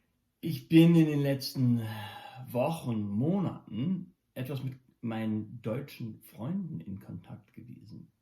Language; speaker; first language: German; non-native, local second language; English